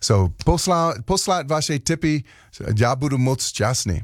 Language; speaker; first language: Czech; non-native, learner; English